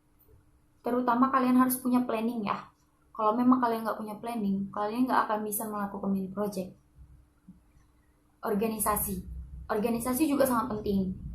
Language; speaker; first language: Indonesian; native; Indonesian